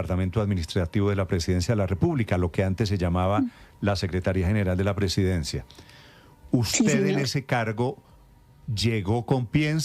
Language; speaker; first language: Spanish; native; Spanish